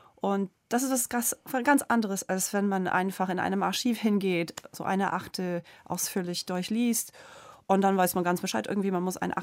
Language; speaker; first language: German; non-native, fluent; English